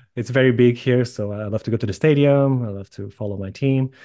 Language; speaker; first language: English; non-native, fluent; Portuguese